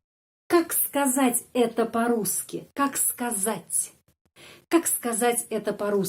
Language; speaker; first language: Russian; non-native, fluent; Indonesian